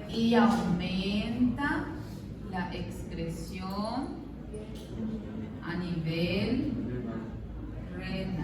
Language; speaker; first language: Spanish; native; Spanish